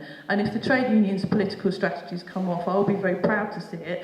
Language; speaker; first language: English; native; English